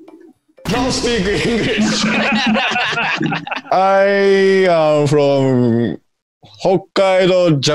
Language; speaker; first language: English; non-native, learner; Japanese